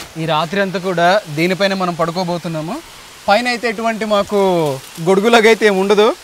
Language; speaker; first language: Telugu; non-native, local second language; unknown